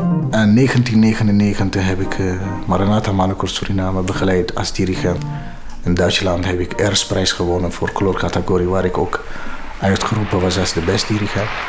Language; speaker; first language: Dutch; non-native, fluent; Amharic